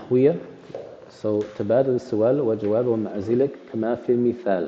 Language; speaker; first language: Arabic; non-native, fluent; English